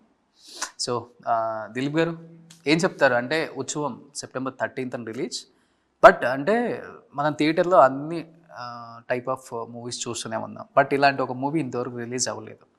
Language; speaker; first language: Telugu; native; Telugu